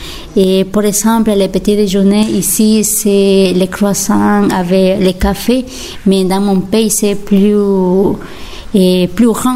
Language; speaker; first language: French; non-native, learner; Spanish